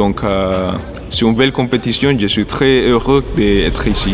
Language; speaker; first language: French; non-native, fluent; Spanish